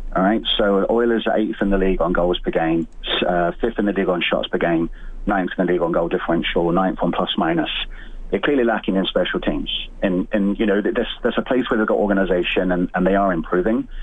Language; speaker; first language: English; native; English